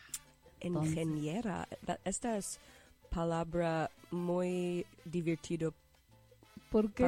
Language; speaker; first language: Spanish; non-native, learner; English